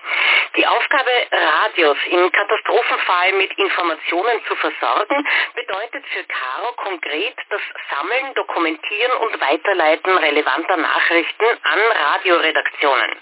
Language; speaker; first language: German; native; German